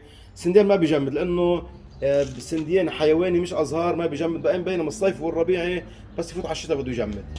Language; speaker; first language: Arabic; native; Arabic